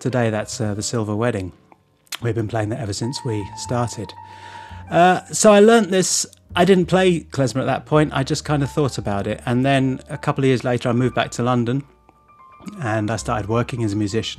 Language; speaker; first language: English; native; English